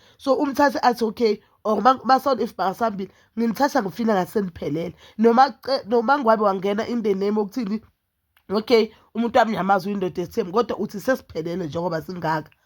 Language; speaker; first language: Zulu; native; Zulu